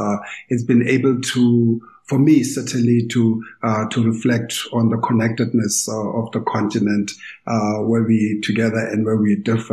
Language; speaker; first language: English; non-native, local second language; Tswana